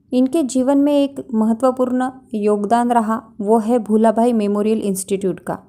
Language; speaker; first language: Hindi; non-native, local second language; Marathi